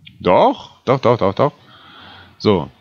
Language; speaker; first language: German; native; German